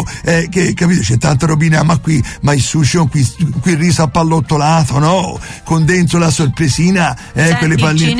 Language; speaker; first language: Italian; native; Italian